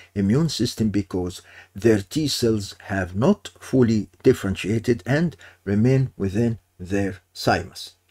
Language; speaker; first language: English; non-native, fluent; Arabic